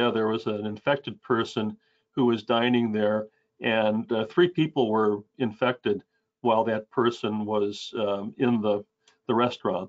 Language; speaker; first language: English; native; English